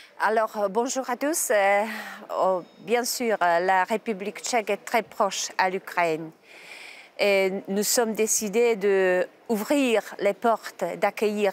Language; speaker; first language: French; non-native, learner; Czech